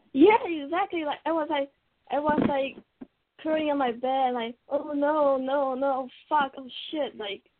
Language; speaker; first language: English; non-native, fluent; Chinese